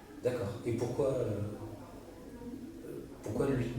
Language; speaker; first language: French; native; French